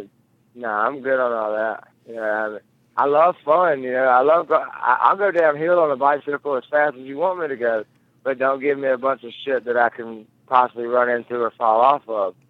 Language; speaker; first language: English; native; English